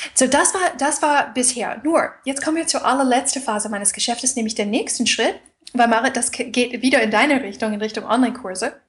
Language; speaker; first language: German; non-native, fluent; English